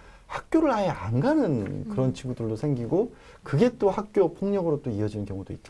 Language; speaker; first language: Korean; native; Korean